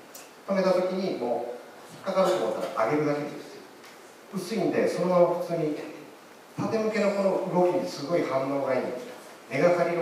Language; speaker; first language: Japanese; native; Japanese